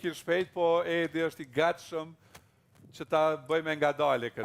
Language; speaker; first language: Albanian; native; Albanian